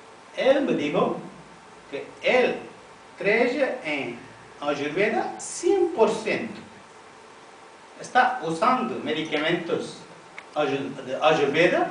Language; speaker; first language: Spanish; non-native, fluent; Tamil